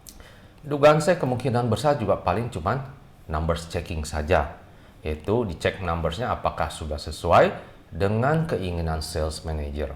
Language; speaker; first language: Indonesian; native; Indonesian